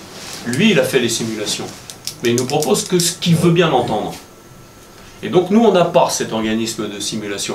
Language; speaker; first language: French; native; French